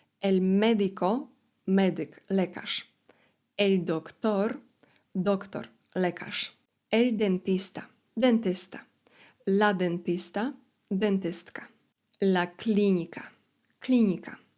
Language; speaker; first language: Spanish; non-native, fluent; Polish